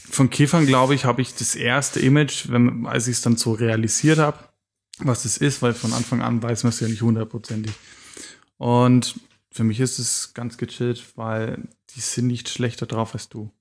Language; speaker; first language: German; native; German